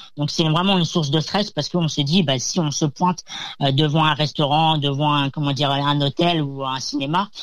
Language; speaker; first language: French; native; French